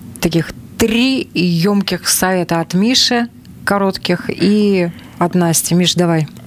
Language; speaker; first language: Russian; native; Russian